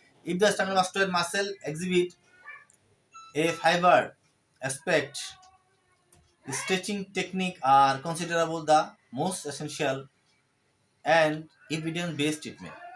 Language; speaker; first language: English; non-native, local second language; Bangla